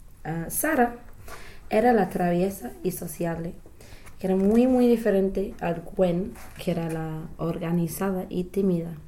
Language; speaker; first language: Spanish; non-native, learner; English